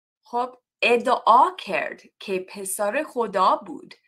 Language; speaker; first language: Persian; non-native, learner; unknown